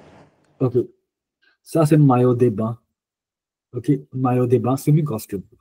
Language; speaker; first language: French; non-native, fluent; Hindi